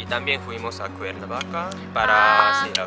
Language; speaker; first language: Spanish; non-native, learner; Japanese